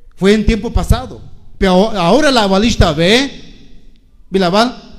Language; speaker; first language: Spanish; non-native, local second language; Tzeltal